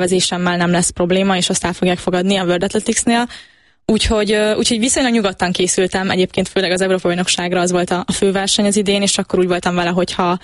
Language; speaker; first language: Hungarian; native; Hungarian